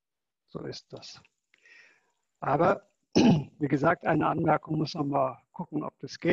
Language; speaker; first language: German; native; German